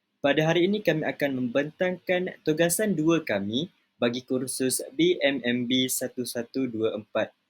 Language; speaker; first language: Malay; native; Malay